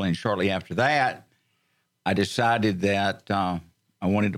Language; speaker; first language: English; native; English